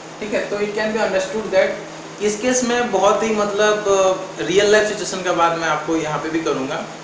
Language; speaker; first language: Hindi; non-native, local second language; Odia